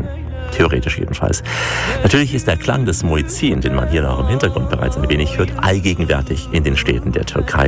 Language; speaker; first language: German; native; German